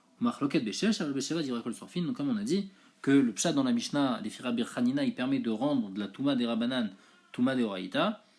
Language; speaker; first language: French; native; French